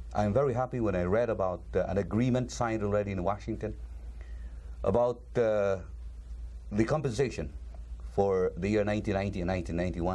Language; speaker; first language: English; non-native, local second language; Cebuano